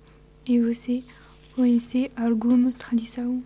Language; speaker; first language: Portuguese; non-native, learner; French